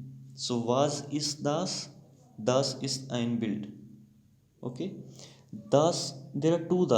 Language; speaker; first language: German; non-native, fluent; Hindi